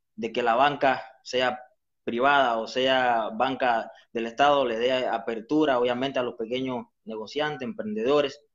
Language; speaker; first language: Spanish; native; Spanish